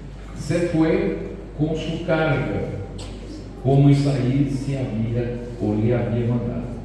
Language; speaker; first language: Spanish; non-native, fluent; Portuguese